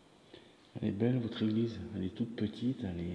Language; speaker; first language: French; native; French